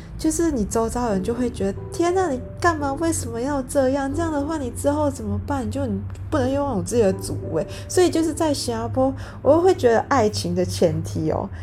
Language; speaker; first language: Chinese; native; Chinese